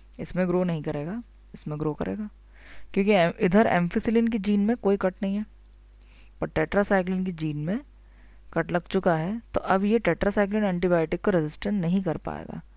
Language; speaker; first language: Hindi; native; Hindi